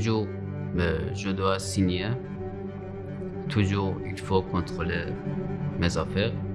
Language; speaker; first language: French; non-native, learner; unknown